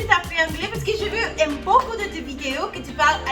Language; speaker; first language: French; non-native, learner; English